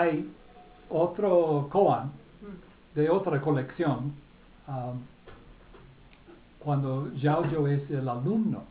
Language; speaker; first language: Spanish; non-native, fluent; English